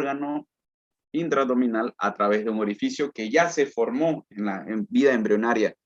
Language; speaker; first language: Spanish; native; Spanish